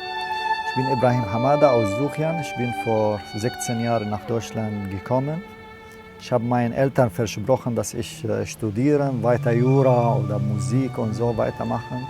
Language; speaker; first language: German; non-native, learner; Arabic